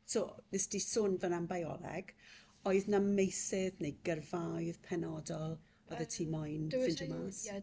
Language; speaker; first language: Welsh; native; Welsh